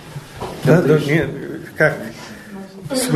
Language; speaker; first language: Russian; non-native, learner; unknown